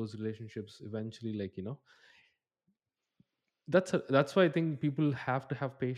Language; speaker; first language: English; non-native, local second language; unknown